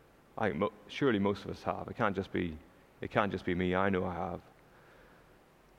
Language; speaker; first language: English; native; English